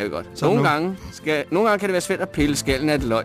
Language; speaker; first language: Danish; native; Danish